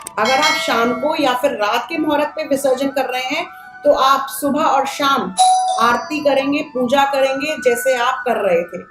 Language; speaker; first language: Hindi; native; Hindi